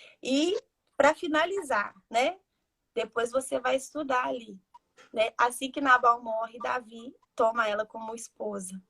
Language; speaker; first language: Portuguese; native; Portuguese